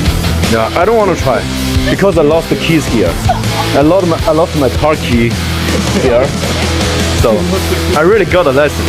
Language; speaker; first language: English; non-native, learner; Chinese